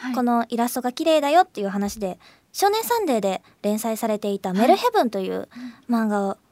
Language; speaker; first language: Japanese; native; Japanese